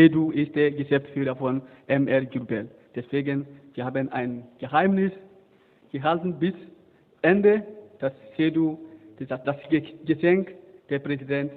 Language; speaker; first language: German; non-native, learner; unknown